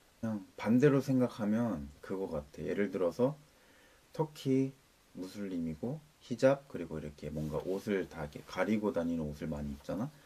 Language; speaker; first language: Korean; native; Korean